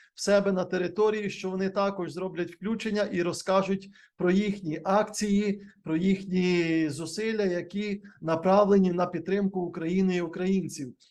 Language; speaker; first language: Ukrainian; native; Ukrainian